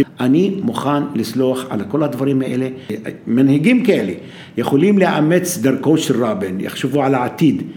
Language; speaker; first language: Hebrew; non-native, local second language; Arabic